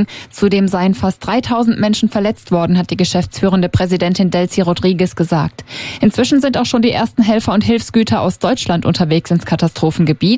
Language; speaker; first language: German; native; German